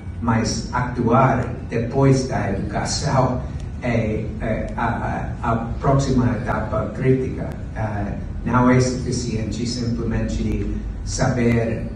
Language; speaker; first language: Portuguese; non-native, fluent; English